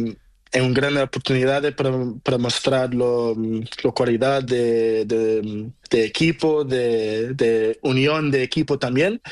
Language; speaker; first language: Spanish; non-native, learner; Portuguese